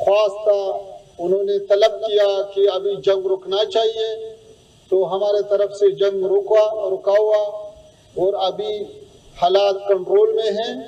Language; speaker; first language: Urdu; non-native, fluent; Pashto